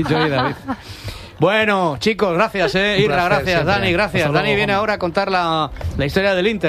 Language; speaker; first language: Spanish; native; Spanish